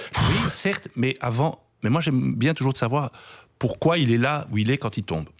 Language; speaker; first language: French; native; French